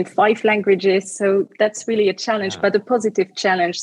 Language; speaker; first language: English; non-native, fluent; Luxembourgish